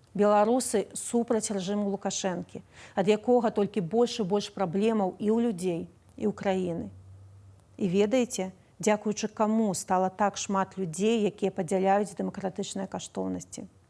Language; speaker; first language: Belarusian; non-native, local second language; Russian